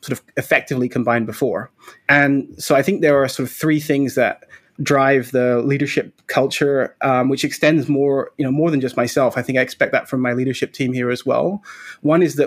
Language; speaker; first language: English; native; English